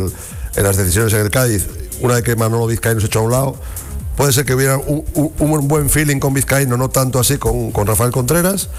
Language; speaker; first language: Spanish; native; Spanish